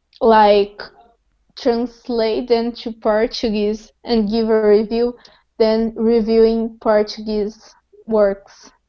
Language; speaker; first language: English; non-native, fluent; Portuguese